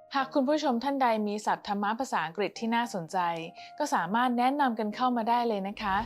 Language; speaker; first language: Thai; native; Thai